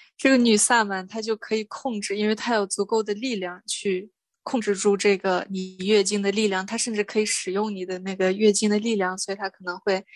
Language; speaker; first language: Chinese; non-native, local second language; Mongolian